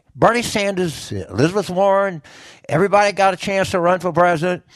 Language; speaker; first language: English; native; English